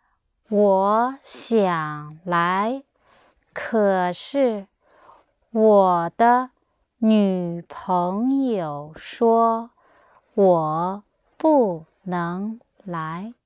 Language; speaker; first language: Chinese; non-native, learner; English